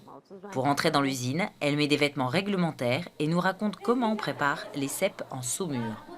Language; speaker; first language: French; native; French